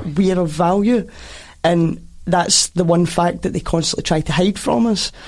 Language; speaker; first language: English; native; English